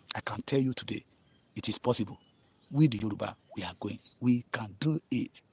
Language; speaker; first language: English; non-native, local second language; Yoruba